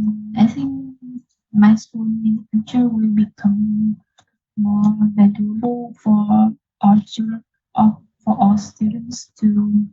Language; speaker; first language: English; non-native, learner; Vietnamese